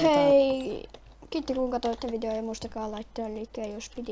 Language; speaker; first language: Finnish; native; Finnish